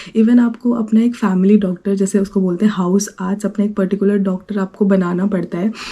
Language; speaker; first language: Hindi; native; Hindi